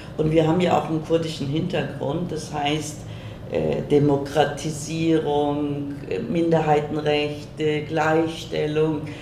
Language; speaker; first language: German; early bilingual, other home language; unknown